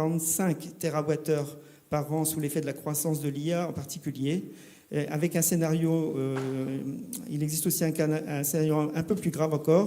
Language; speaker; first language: French; native; French